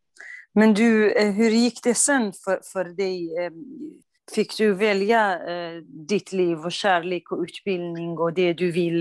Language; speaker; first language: Swedish; non-native, fluent; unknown